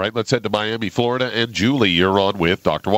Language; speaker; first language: English; native; English